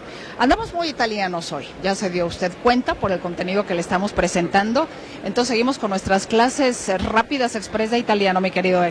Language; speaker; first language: Spanish; native; Spanish